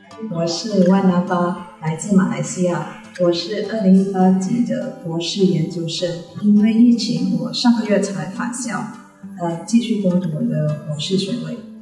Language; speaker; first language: Chinese; non-native, local second language; Malay